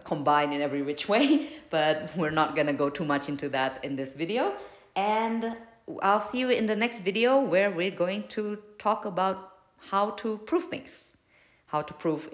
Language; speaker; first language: English; non-native, fluent; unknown